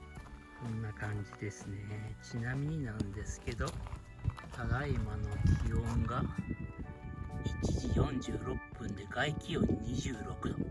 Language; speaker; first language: Japanese; native; Japanese